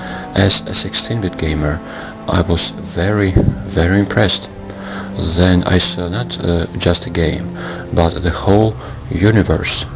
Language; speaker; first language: English; non-native, fluent; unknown